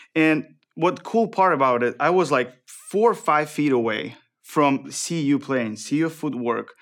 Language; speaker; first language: English; non-native, fluent; Ukrainian